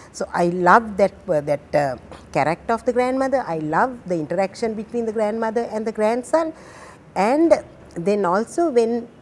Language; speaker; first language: English; non-native, local second language; Sinhala